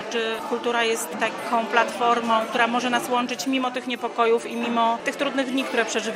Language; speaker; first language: Polish; native; Polish